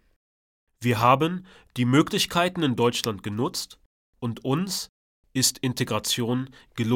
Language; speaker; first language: German; early bilingual, other home language; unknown